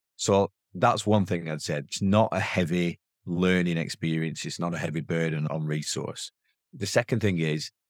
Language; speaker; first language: English; native; English